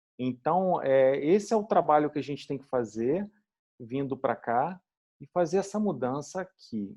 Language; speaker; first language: Portuguese; native; Portuguese